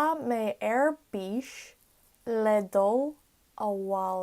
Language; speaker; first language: Irish; non-native, learner; English